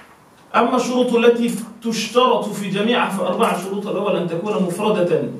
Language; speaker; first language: Arabic; non-native, local second language; Comorian